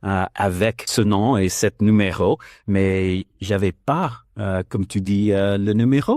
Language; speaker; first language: French; non-native, learner; English